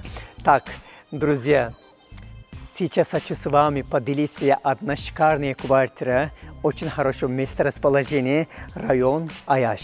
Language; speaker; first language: Russian; non-native, fluent; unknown